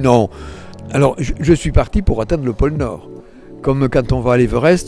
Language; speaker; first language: French; native; French